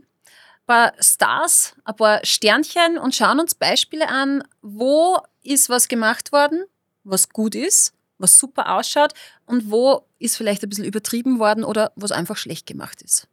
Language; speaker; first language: German; native; German